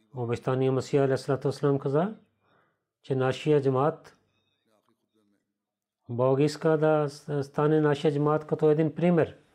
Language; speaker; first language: Bulgarian; non-native, learner; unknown